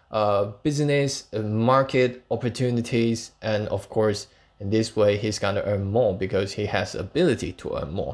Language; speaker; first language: English; non-native, fluent; Chinese